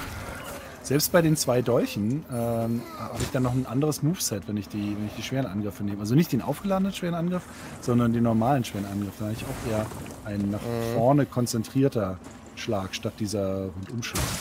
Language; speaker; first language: German; native; German